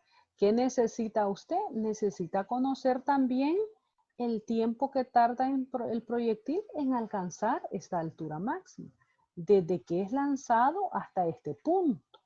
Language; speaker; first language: Spanish; native; Spanish